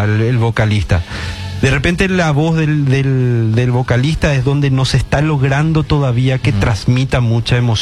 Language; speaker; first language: Spanish; native; Spanish